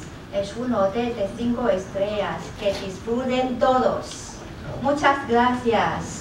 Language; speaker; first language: Spanish; non-native, learner; Chinese